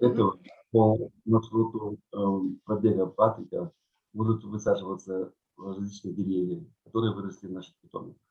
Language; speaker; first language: Russian; native; Russian